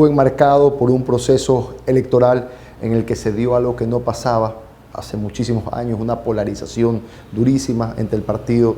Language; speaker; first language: Spanish; native; Spanish